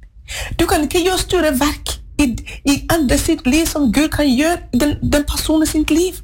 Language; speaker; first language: Norwegian; non-native, fluent; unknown